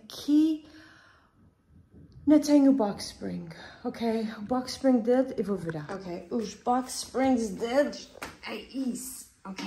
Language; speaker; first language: Portuguese; early bilingual, heritage; Portuguese